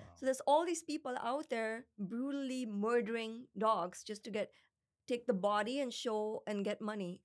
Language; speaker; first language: English; non-native, local second language; Urdu